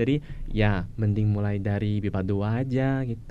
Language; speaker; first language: Indonesian; non-native, fluent; Chinese